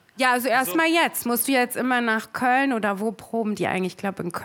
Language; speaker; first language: German; native; German